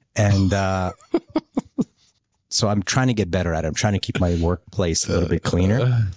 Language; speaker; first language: English; early bilingual, other home language; Polish